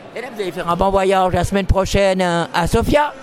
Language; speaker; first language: French; native; French